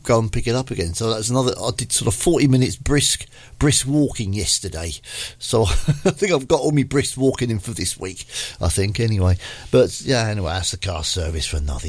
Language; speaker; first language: English; native; English